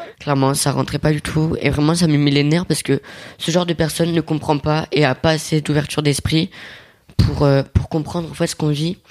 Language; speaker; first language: French; native; French